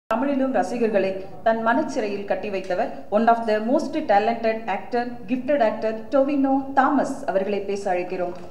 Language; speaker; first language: Tamil; native; Tamil